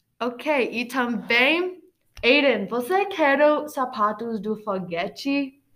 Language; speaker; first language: Portuguese; non-native, learner; English